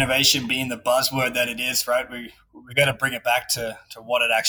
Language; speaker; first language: English; native; English